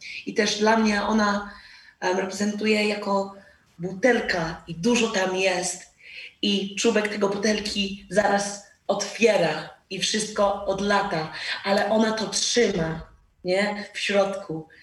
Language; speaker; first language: Polish; non-native, learner; English